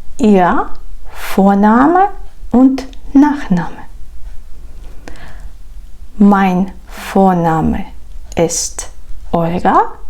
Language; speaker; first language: German; non-native, fluent; Ukrainian